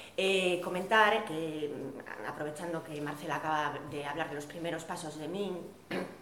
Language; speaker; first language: Spanish; non-native, local second language; Galician